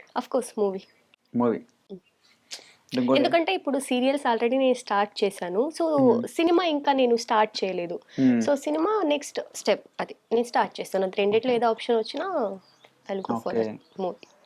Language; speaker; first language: Telugu; non-native, local second language; Kannada